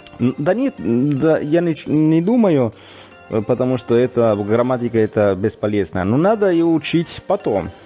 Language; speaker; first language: Russian; non-native, fluent; Italian